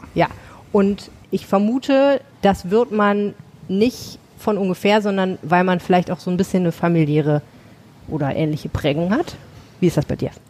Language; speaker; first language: German; native; German